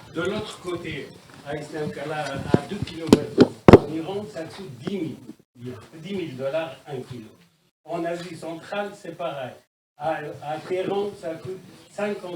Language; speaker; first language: French; non-native, fluent; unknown